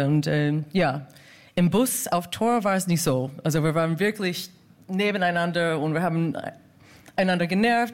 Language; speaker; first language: German; non-native, fluent; English